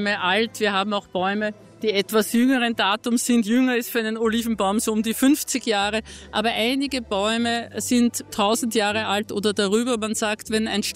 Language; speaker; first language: German; native; German